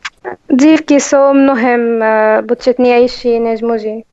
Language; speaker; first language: Czech; non-native, learner; Arabic